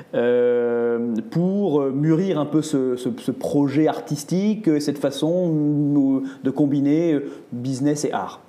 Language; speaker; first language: French; native; French